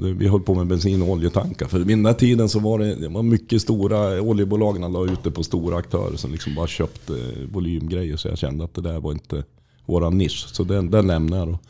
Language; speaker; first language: Swedish; native; Swedish